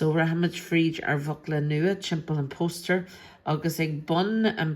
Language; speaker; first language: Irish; non-native, local second language; English